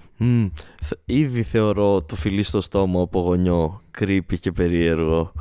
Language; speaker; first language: Greek; native; Greek